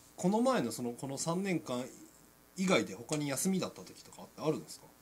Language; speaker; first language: Japanese; native; Japanese